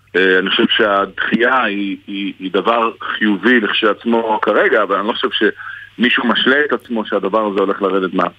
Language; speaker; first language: Hebrew; native; Hebrew